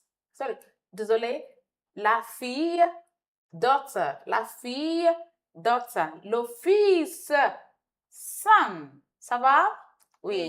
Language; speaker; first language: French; non-native, fluent; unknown